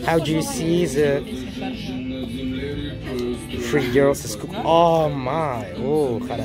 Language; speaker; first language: English; non-native, learner; Russian